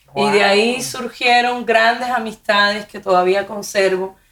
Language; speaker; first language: Spanish; native; Spanish